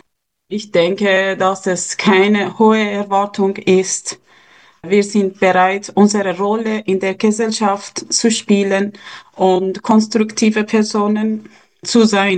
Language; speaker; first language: German; non-native, fluent; Persian